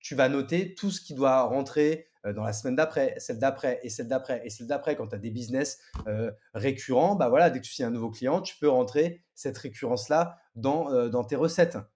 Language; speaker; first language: French; native; French